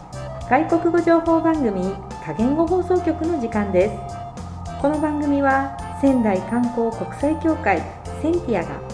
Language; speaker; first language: Japanese; native; Japanese